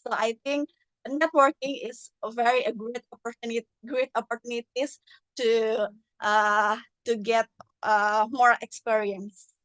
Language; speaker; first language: English; non-native, learner; Indonesian